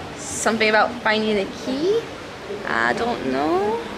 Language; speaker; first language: English; native; English